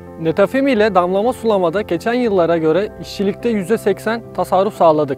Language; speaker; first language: Turkish; native; Turkish